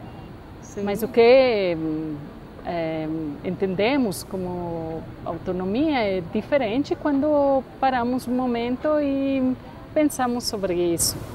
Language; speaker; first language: Portuguese; non-native, fluent; Spanish